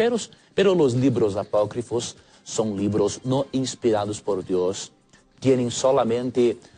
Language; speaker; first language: Spanish; non-native, fluent; Portuguese